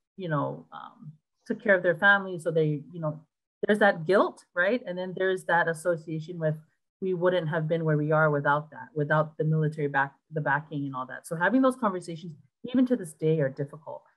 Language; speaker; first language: English; native; English